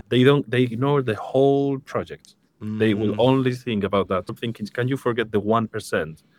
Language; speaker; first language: English; non-native, fluent; Spanish